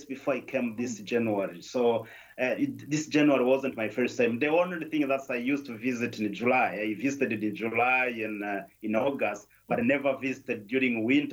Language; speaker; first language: English; non-native, local second language; Kinyarwanda